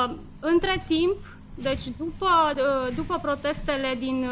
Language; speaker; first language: Romanian; native; Romanian